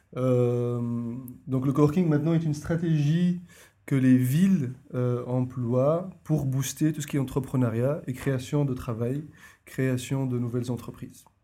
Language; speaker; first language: French; non-native, local second language; Arabic